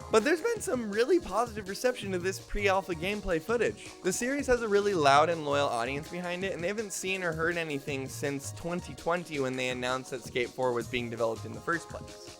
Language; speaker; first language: English; native; English